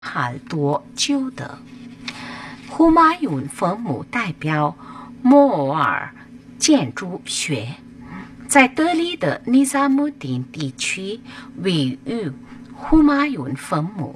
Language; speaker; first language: Chinese; non-native, fluent; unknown